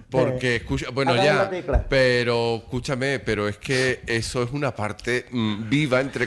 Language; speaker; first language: Spanish; native; Spanish